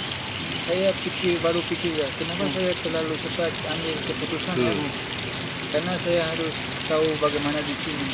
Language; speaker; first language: Indonesian; non-native, fluent; Spanish